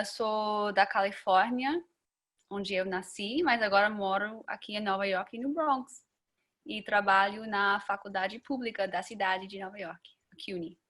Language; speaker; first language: Portuguese; non-native, fluent; English